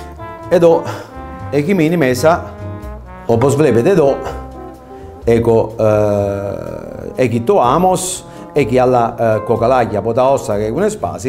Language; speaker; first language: Greek; non-native, fluent; Italian